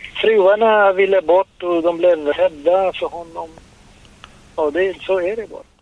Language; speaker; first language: Swedish; early bilingual, other home language; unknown